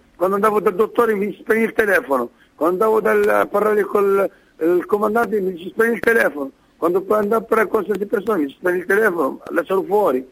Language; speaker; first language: Italian; non-native, fluent; Arabic